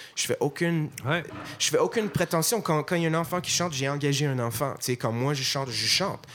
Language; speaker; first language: French; non-native, fluent; English